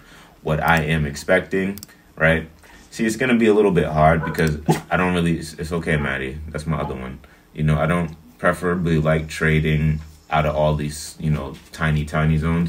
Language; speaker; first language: English; native; English